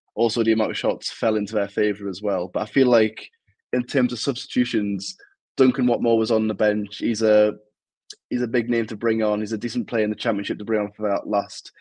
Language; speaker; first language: English; native; English